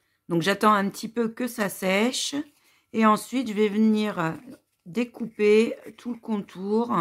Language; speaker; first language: French; native; French